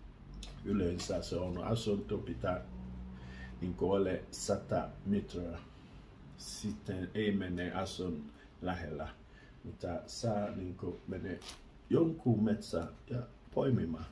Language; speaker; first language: Finnish; non-native, learner; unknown